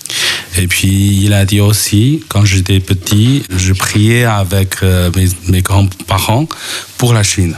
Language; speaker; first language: French; non-native, learner; Chinese